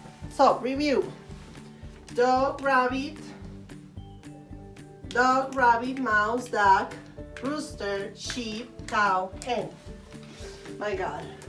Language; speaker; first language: English; non-native, learner; Spanish